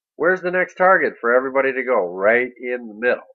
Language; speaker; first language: English; native; English